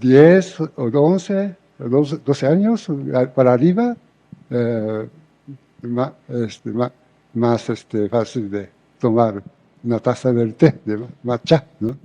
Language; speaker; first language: Spanish; non-native, fluent; Japanese